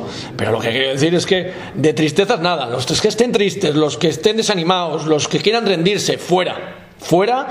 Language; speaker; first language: Spanish; native; Spanish